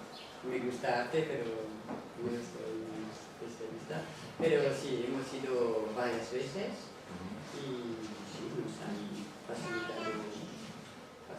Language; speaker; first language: Spanish; non-native, fluent; French